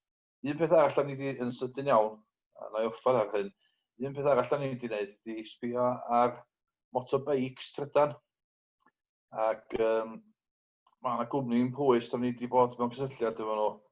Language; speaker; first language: Welsh; native; Welsh